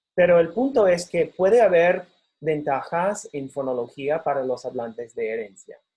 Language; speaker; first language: Spanish; non-native, fluent; English